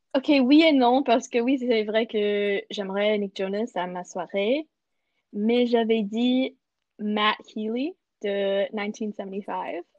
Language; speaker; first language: French; non-native, learner; English